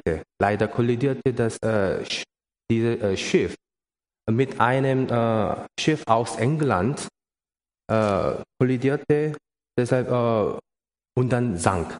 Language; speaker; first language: German; non-native, learner; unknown